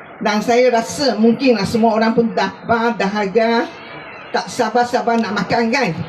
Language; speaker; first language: Malay; non-native, local second language; Chinese